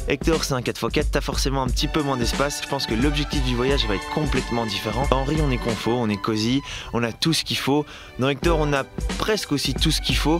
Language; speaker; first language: French; native; French